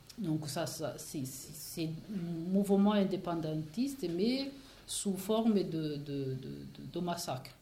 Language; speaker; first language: French; non-native, local second language; Kinyarwanda